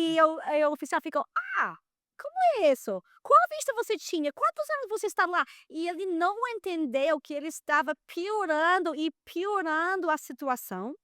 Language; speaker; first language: Portuguese; non-native, fluent; Spanish